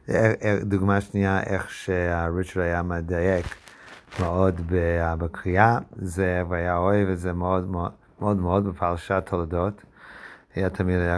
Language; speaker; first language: Hebrew; non-native, fluent; English